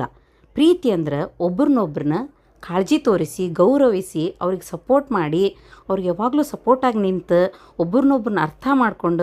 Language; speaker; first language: Kannada; native; Kannada